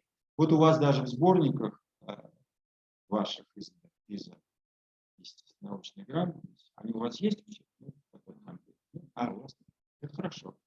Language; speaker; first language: Russian; native; Russian